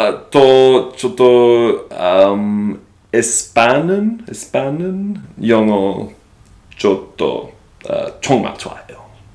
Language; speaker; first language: Korean; non-native, learner; English